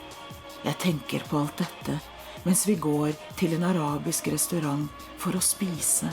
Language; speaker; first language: Norwegian; early bilingual, heritage; Norwegian